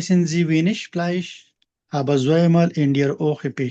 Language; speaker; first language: German; non-native, learner; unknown